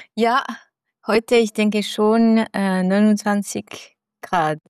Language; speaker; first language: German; non-native, local second language; French